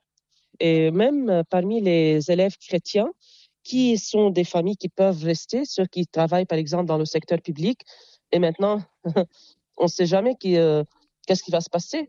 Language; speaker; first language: French; non-native, local second language; Arabic